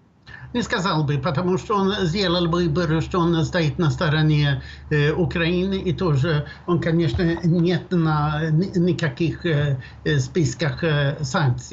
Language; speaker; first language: Russian; non-native, fluent; Swedish